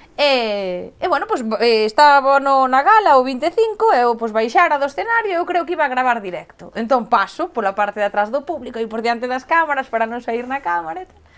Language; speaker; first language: Galician; native; Galician